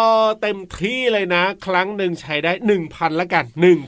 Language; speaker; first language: Thai; native; Thai